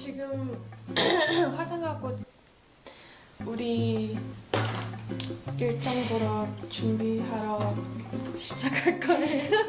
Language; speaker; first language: Korean; early bilingual, heritage; English